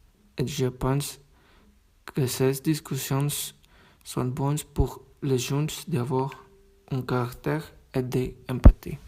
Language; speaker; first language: French; non-native, learner; Spanish